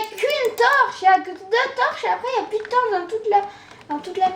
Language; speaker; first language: French; native; French